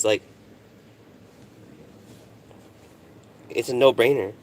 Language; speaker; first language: English; native; English